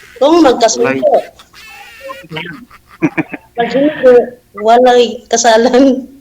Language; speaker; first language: Filipino; non-native, local second language; Cebuano